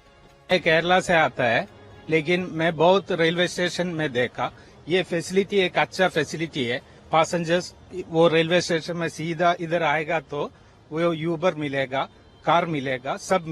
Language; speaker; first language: Hindi; non-native, local second language; Malayalam